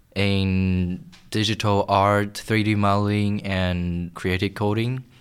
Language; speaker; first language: English; non-native, fluent; Chinese